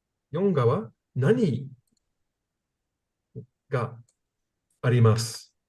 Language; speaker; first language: Japanese; non-native, learner; English